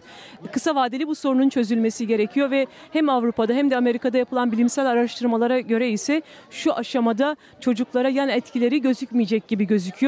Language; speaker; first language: Turkish; native; Turkish